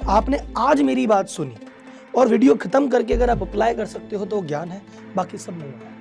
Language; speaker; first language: Hindi; native; Hindi